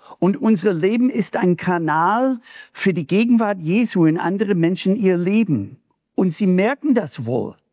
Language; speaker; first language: German; non-native, fluent; English